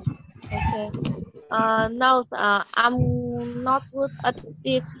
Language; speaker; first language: English; non-native, learner; Vietnamese